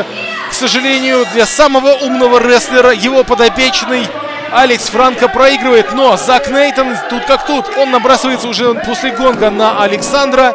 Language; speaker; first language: Russian; native; Russian